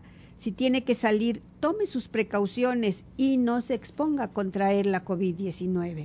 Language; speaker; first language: Spanish; native; Spanish